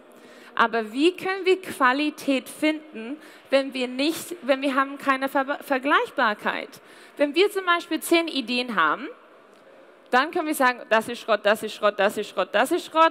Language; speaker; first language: German; non-native, fluent; English